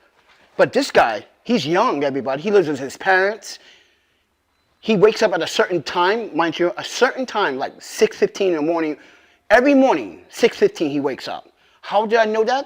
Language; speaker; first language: English; native; English